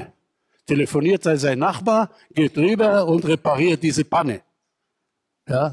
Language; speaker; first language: German; non-native, fluent; Hebrew